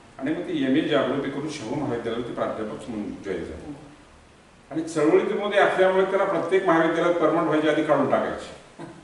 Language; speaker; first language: Marathi; native; Marathi